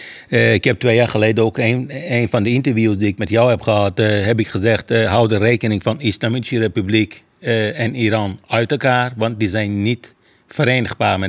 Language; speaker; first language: Dutch; non-native, fluent; Persian